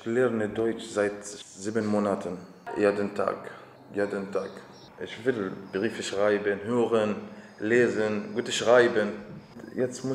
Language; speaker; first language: German; non-native, learner; Arabic